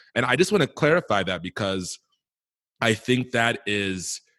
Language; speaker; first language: English; native; English